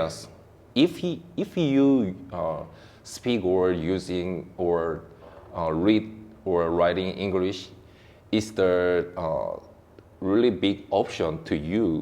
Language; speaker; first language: English; non-native, learner; Korean